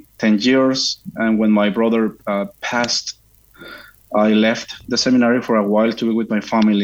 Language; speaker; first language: English; non-native, fluent; Spanish